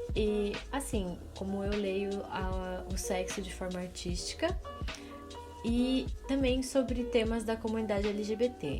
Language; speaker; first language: Portuguese; native; Portuguese